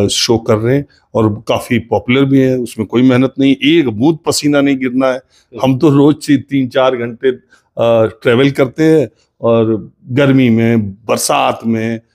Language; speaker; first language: Hindi; native; Hindi